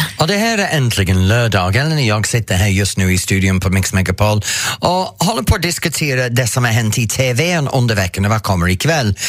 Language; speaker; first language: Swedish; non-native, fluent; English